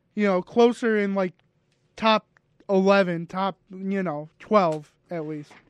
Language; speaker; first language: English; native; English